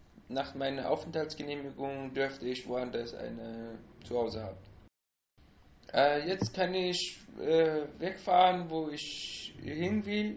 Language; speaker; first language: German; non-native, fluent; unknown